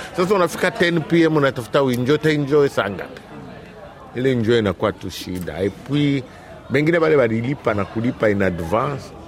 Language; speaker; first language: Swahili; native; Swahili